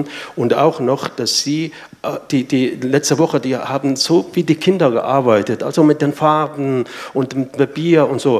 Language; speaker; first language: German; non-native, fluent; Arabic